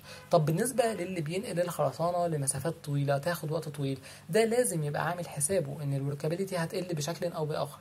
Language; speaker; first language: Arabic; native; Arabic